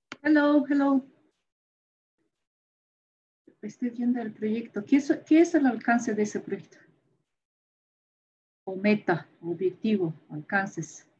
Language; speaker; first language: Spanish; non-native, fluent; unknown